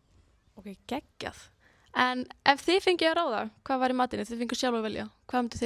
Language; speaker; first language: Icelandic; native; Icelandic